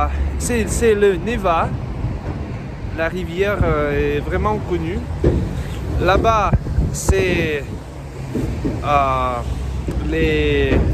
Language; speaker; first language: French; non-native, fluent; Russian